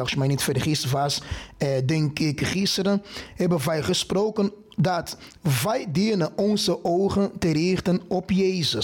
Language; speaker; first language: Dutch; non-native, fluent; Portuguese